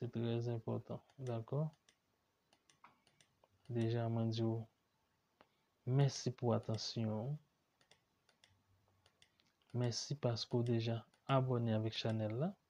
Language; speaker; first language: French; non-native, learner; Haitian Creole